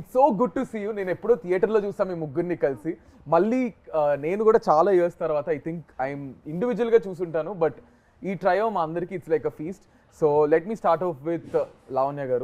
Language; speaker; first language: Telugu; native; Telugu